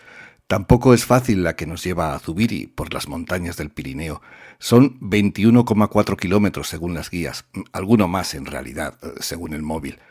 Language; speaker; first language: Spanish; native; Spanish